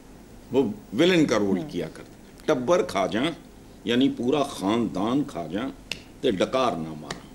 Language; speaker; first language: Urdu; non-native, local second language; Punjabi